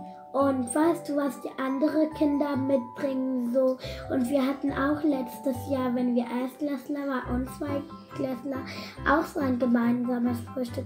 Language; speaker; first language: German; early bilingual, other home language; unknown